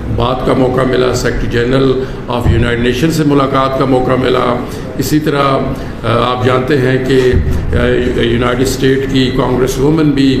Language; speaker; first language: Urdu; non-native, local second language; Pahari-Potwari